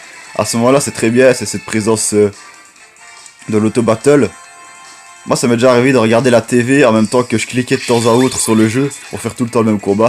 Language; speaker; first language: French; native; French